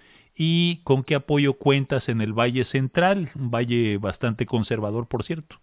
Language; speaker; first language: Spanish; native; Spanish